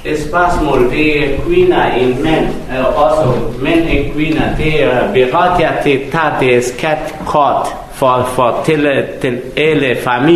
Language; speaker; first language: Danish; non-native, learner; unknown